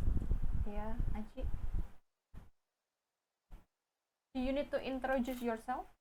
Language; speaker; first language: English; non-native, fluent; Indonesian